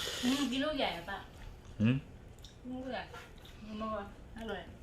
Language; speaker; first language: Korean; non-native, learner; Thai